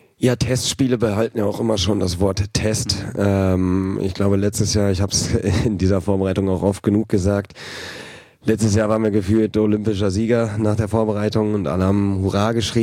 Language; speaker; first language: German; native; German